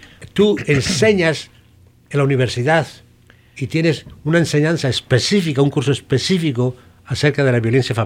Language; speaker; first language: Spanish; native; Spanish